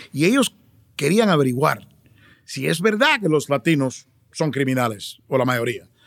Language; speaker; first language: Spanish; early bilingual, heritage; Spanish